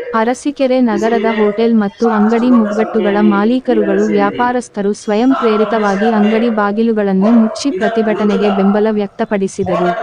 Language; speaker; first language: Kannada; native; Kannada